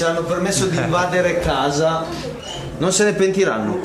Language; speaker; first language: Italian; native; Italian